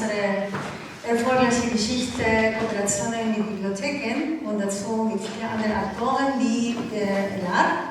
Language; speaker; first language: German; non-native, learner; Ukrainian